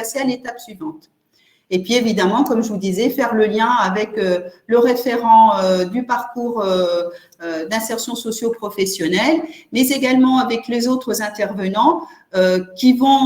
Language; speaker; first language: French; native; French